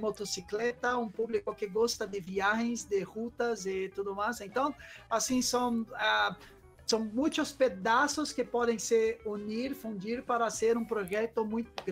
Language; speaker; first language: Spanish; non-native, fluent; Portuguese